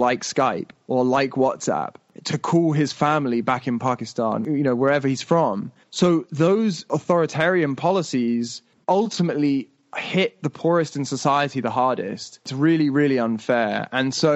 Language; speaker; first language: English; native; English